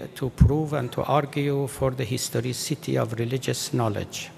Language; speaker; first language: English; non-native, fluent; Persian